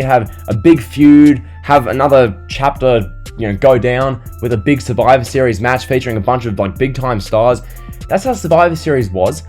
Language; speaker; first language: English; native; English